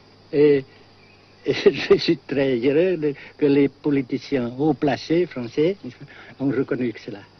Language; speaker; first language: French; non-native, local second language; Vietnamese